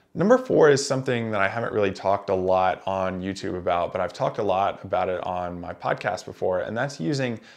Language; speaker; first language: English; native; English